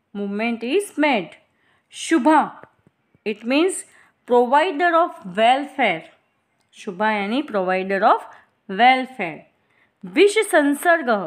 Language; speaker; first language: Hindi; non-native, local second language; Gujarati